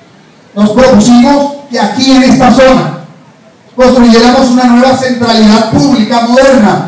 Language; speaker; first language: Spanish; native; Spanish